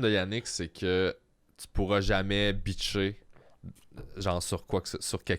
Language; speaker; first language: French; native; French